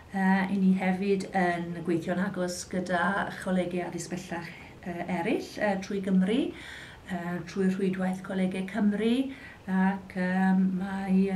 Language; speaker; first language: Welsh; native; Welsh